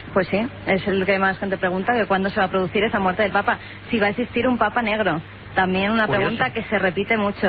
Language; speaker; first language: Spanish; native; Spanish